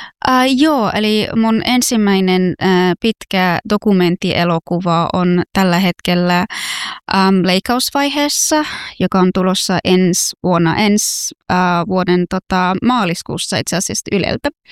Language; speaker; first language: Finnish; non-native, fluent; Persian